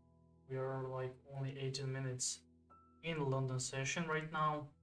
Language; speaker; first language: English; non-native, fluent; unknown